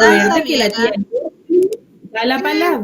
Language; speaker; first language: Spanish; native; Spanish